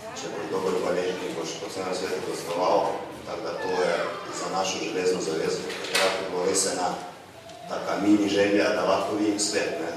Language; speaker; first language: Slovenian; non-native, fluent; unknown